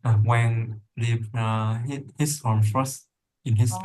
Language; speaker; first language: English; non-native, learner; Vietnamese